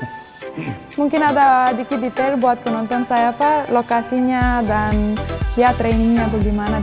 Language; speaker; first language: Indonesian; non-native, fluent; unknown